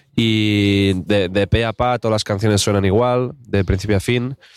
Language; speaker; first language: Spanish; native; Spanish